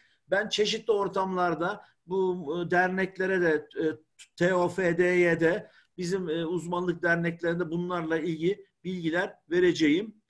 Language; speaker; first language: Turkish; native; Turkish